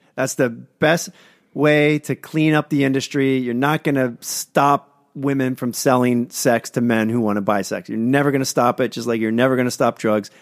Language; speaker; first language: English; native; English